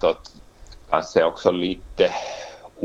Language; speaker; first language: Swedish; non-native, local second language; Finnish